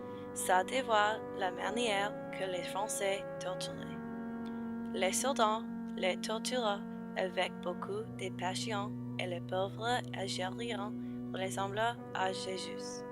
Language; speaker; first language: French; non-native, learner; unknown